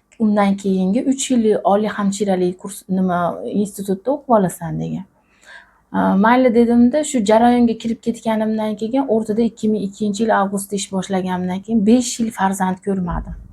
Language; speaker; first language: Uzbek; native; Uzbek